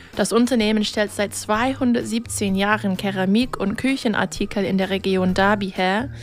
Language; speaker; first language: German; non-native, fluent; English